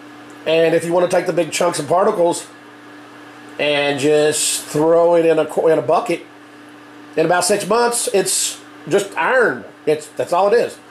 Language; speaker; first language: English; native; English